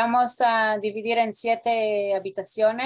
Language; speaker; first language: Spanish; non-native, fluent; Portuguese